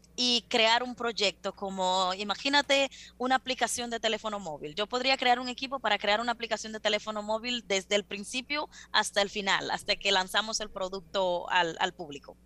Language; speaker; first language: Spanish; native; Spanish